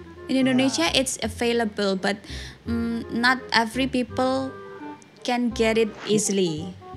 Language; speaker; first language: English; non-native, learner; Indonesian